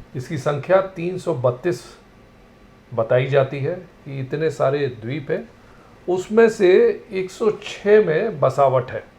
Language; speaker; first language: Hindi; native; Hindi